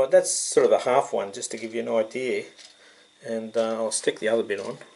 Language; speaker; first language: English; native; English